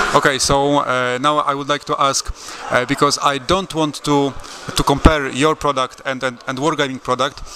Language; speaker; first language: English; non-native, fluent; Polish